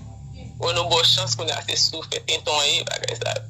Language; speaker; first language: Haitian Creole; native; Haitian Creole